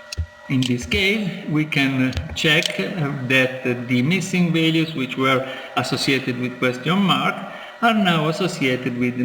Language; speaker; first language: English; non-native, fluent; Italian